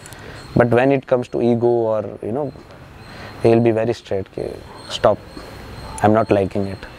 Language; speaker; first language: Kannada; non-native, learner; Nepali